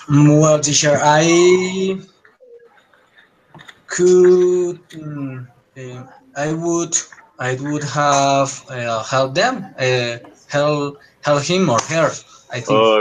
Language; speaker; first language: English; non-native, learner; Spanish